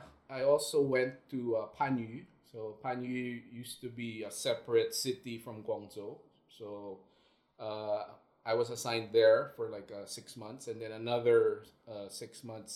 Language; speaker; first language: English; non-native, local second language; Filipino